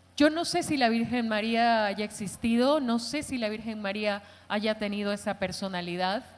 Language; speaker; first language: Spanish; native; Spanish